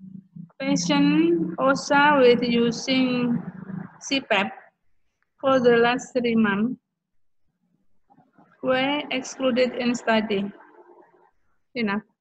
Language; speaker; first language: English; non-native, learner; Indonesian